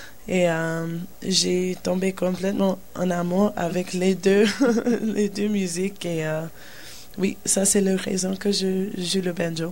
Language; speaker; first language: French; non-native, learner; English